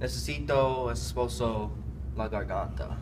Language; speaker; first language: Spanish; non-native, learner; English